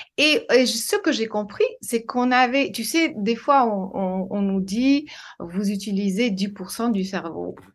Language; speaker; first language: French; non-native, fluent; English